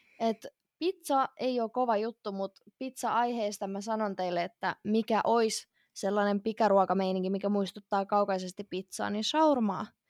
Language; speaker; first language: Finnish; early bilingual, other home language; Russian